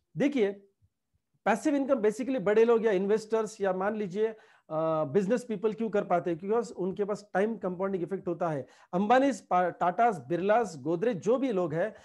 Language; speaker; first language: Hindi; non-native, local second language; Marathi